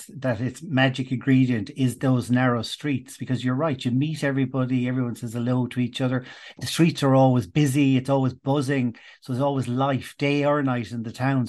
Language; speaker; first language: English; native; English